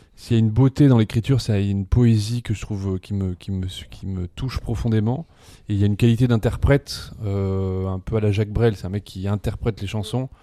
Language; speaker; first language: French; early bilingual, other home language; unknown